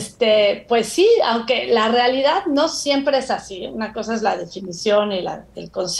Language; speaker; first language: Spanish; native; Spanish